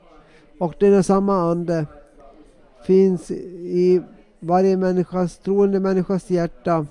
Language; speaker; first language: Swedish; non-native, local second language; Finnish